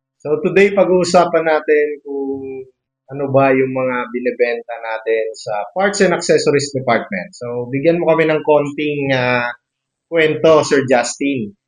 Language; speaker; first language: Filipino; non-native, local second language; Bikol